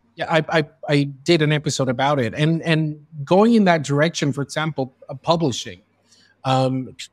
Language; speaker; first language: English; early bilingual, other home language; Spanish